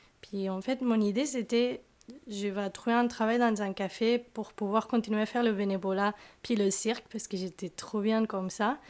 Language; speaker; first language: French; non-native, fluent; Spanish